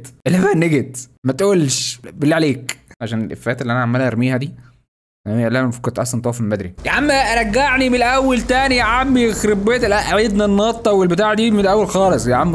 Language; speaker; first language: Arabic; native; Arabic